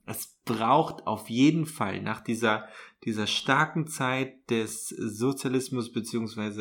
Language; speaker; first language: German; native; German